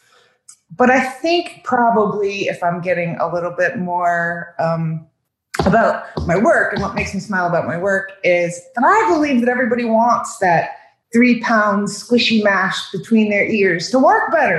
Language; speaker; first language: English; native; English